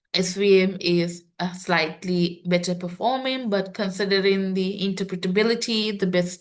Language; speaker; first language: English; non-native, local second language; Sinhala